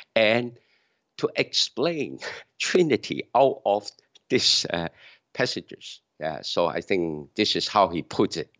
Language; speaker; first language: English; non-native, local second language; Cantonese